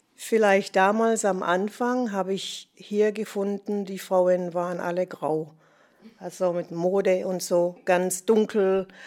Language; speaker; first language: German; non-native, fluent; Jamaican Creole English